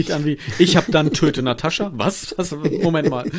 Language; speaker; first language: German; native; German